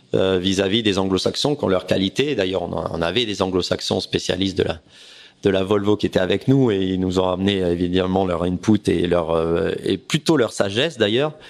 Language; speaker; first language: French; native; French